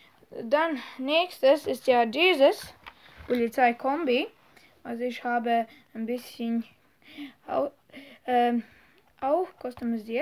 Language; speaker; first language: German; non-native, learner; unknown